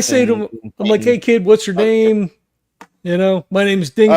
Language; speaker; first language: English; native; English